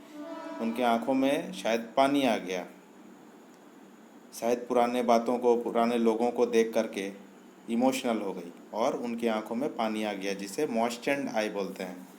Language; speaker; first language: Hindi; native; Hindi